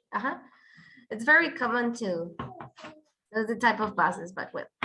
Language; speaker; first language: English; non-native, fluent; Spanish